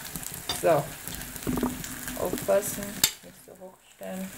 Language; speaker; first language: German; non-native, fluent; Persian